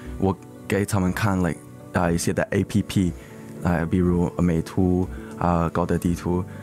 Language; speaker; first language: Chinese; early bilingual, heritage; Chinese